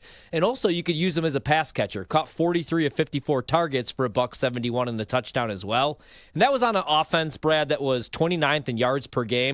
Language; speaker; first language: English; native; English